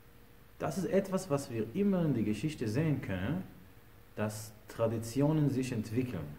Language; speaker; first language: German; non-native, fluent; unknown